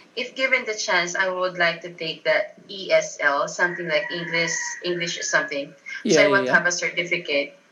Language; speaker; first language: English; non-native, local second language; Filipino